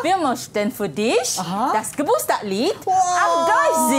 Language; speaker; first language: German; non-native, fluent; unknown